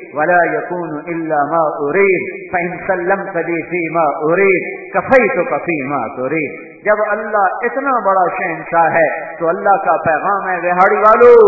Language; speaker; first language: Urdu; non-native, local second language; Punjabi